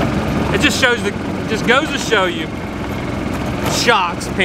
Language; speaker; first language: English; native; English